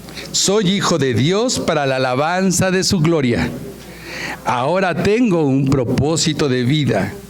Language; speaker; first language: Spanish; native; Spanish